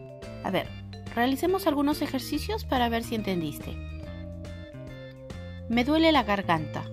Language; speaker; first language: Spanish; non-native, fluent; French